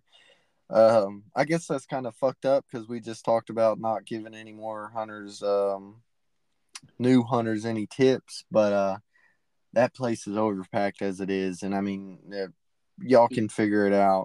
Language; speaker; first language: English; native; English